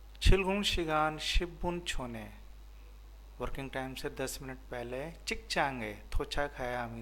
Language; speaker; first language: Korean; non-native, local second language; Hindi